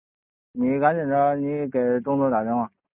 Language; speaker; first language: Chinese; native; Chinese